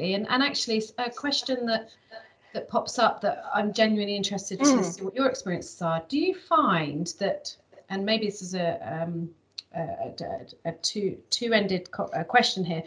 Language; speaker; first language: English; native; English